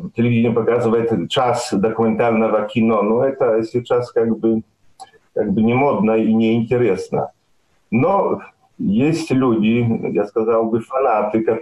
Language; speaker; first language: Russian; non-native, fluent; Belarusian